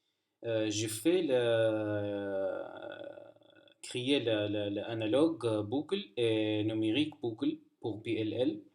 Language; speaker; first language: French; non-native, learner; Arabic